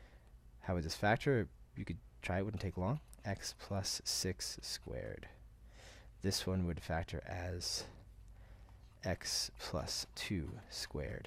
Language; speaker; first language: English; native; English